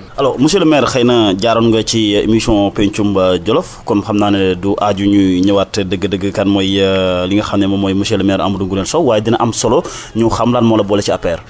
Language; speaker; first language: Wolof; native; Wolof